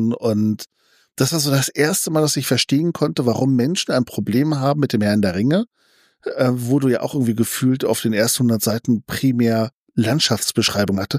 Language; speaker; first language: German; native; German